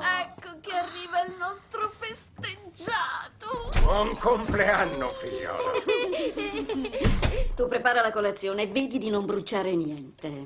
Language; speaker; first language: Italian; non-native, fluent; Ukrainian